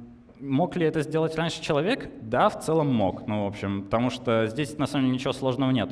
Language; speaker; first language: Russian; native; Russian